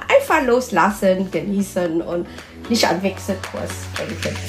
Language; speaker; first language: German; non-native, fluent; Malay